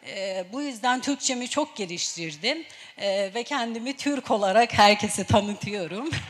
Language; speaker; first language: Turkish; non-native, fluent; Persian